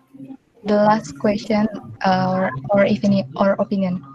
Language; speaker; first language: English; non-native, local second language; Indonesian